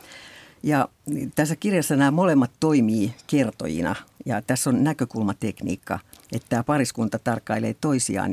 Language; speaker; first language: Finnish; native; Finnish